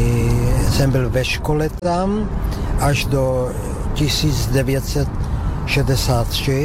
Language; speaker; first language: Czech; non-native, local second language; Slovak